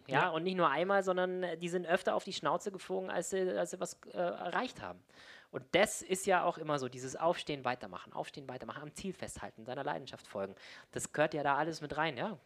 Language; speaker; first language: German; native; German